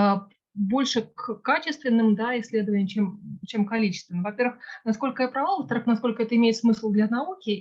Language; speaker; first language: Russian; native; Russian